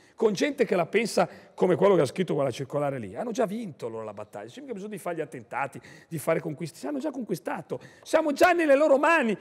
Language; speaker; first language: Italian; native; Italian